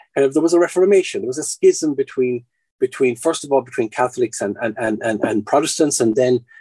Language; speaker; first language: English; native; English